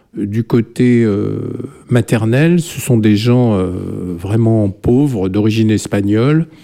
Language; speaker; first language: French; native; French